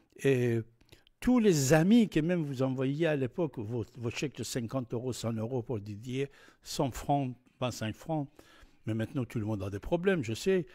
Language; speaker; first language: French; non-native, fluent; Persian